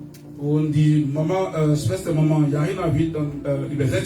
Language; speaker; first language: German; non-native, fluent; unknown